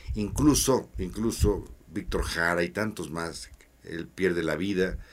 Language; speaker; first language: Spanish; native; Spanish